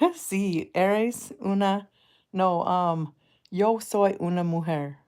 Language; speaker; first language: Spanish; non-native, learner; English